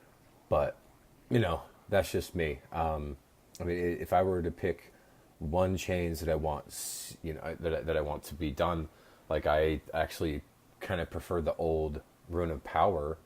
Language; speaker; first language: English; native; English